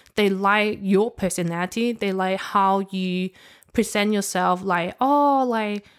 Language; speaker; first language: English; non-native, local second language; Cantonese